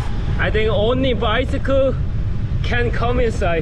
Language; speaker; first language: English; non-native, learner; Korean